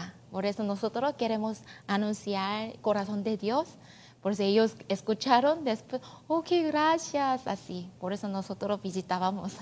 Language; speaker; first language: Spanish; non-native, learner; Korean